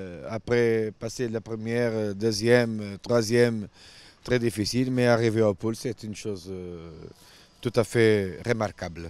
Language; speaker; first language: French; non-native, fluent; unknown